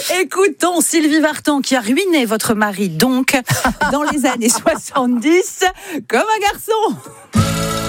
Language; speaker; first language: French; native; French